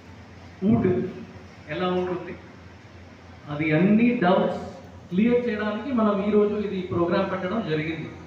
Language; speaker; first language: Telugu; non-native, fluent; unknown